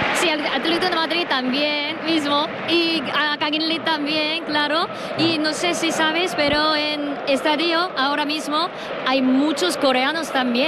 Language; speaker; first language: Spanish; non-native, learner; Korean